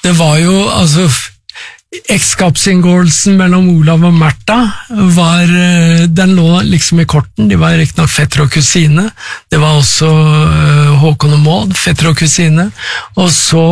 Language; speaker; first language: Norwegian; native; Norwegian